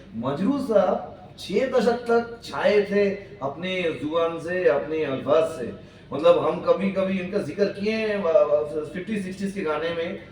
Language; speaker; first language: Hindi; non-native, local second language; Bangla